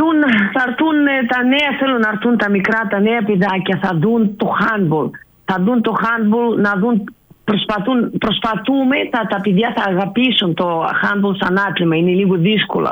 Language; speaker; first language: Greek; non-native, learner; Russian